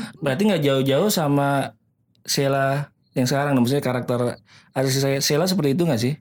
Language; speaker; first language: Indonesian; native; Indonesian